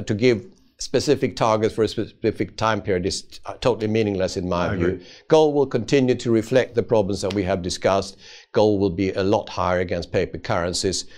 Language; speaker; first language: English; non-native, fluent; Swedish